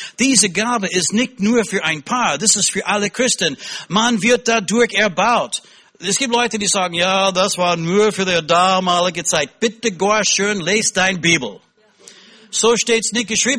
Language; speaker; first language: German; non-native, fluent; English